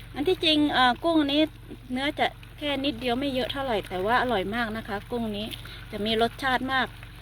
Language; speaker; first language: Thai; native; Thai